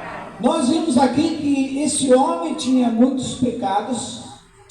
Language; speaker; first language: Portuguese; native; Portuguese